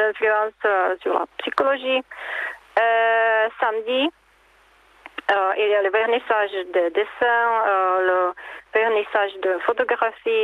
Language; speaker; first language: French; non-native, fluent; Czech